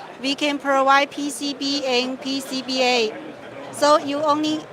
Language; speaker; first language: English; non-native, local second language; Chinese